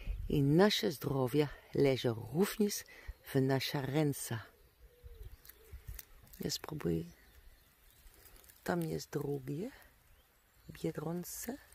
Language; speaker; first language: Polish; non-native, learner; Dutch